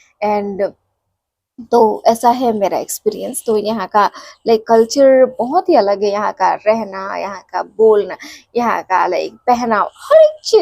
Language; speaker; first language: Hindi; non-native, local second language; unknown